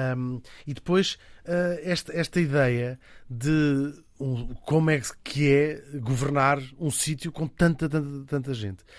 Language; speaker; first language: Portuguese; native; Portuguese